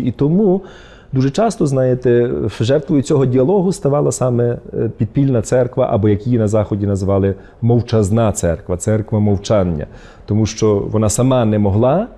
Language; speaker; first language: Ukrainian; native; Ukrainian